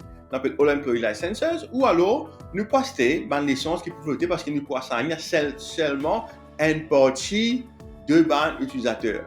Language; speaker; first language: French; non-native, local second language; Morisyen